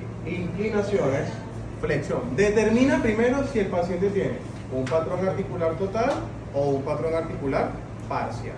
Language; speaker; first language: Spanish; native; Spanish